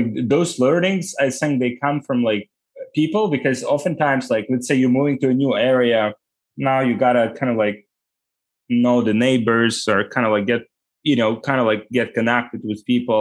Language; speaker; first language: English; non-native, fluent; Ukrainian